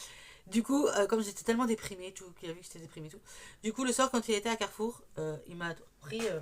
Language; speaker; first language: French; native; French